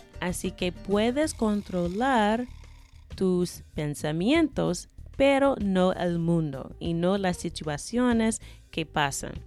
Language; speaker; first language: Spanish; non-native, fluent; English